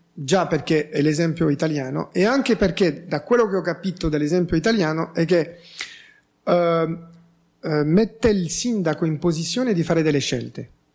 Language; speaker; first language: Italian; non-native, fluent; French